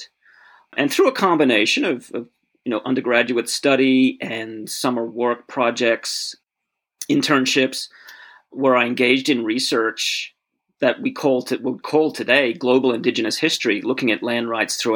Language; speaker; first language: English; native; English